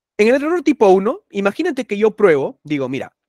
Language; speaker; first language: Spanish; native; Spanish